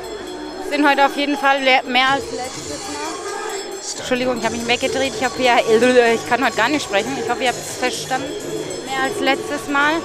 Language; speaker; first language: German; native; German